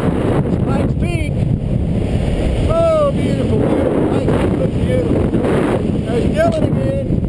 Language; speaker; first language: English; native; English